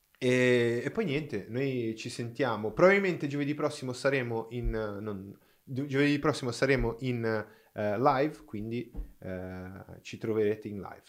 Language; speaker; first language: Italian; non-native, fluent; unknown